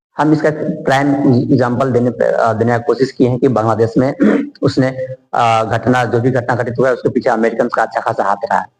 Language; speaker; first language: Hindi; native; Hindi